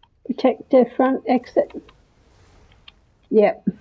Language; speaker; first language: English; native; English